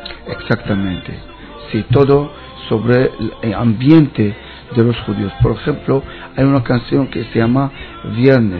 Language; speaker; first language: Spanish; non-native, learner; Hebrew